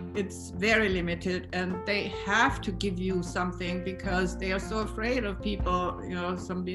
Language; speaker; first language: English; non-native, fluent; German